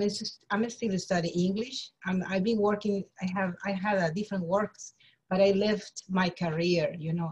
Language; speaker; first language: English; non-native, learner; Spanish